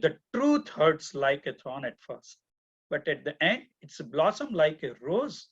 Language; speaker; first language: English; non-native, local second language; Gujarati